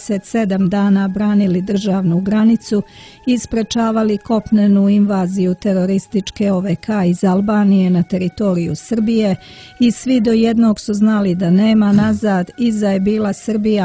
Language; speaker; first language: Serbian; native; Serbian